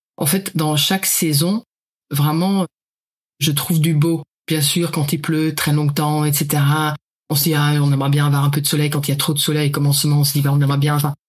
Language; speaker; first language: French; non-native, fluent; Dutch